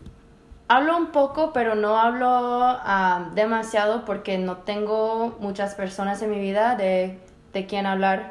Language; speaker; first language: Spanish; early bilingual, heritage; Spanish